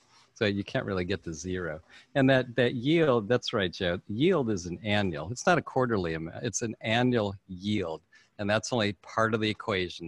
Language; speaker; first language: English; native; English